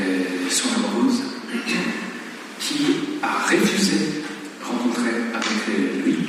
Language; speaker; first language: French; non-native, learner; Polish